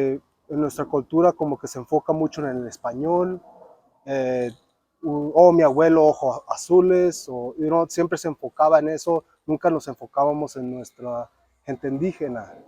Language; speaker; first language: Spanish; early bilingual, other home language; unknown